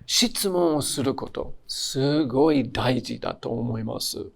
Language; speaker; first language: Japanese; non-native, fluent; English